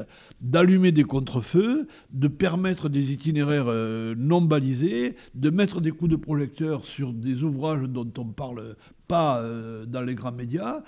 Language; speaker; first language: French; native; French